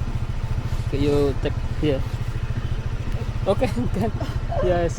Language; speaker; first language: English; non-native, learner; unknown